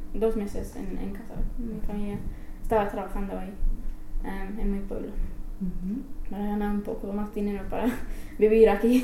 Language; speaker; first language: Spanish; non-native, learner; English